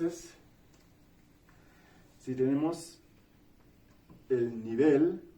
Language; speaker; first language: Spanish; non-native, fluent; German